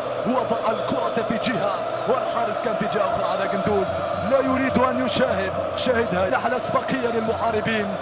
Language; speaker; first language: Arabic; native; Arabic